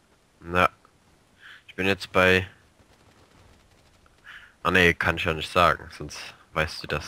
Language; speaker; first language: German; native; German